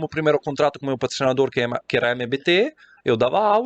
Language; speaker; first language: Portuguese; non-native, fluent; Italian